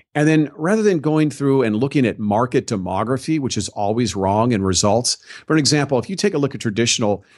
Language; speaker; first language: English; native; English